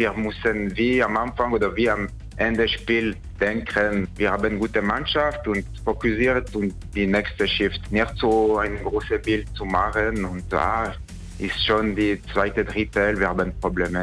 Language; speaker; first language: German; non-native, learner; French